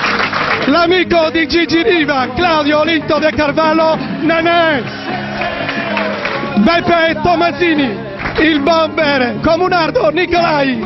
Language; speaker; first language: Italian; native; Italian